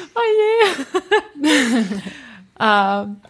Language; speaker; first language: German; native; German